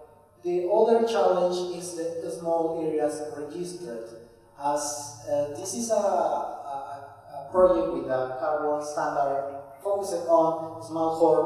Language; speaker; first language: English; non-native, fluent; Spanish